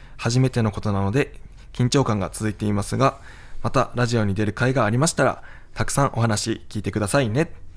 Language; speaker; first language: Japanese; native; Japanese